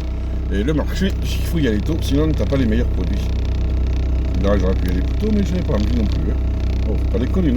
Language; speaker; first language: French; native; French